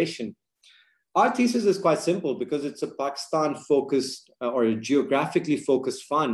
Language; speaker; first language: English; non-native, local second language; Urdu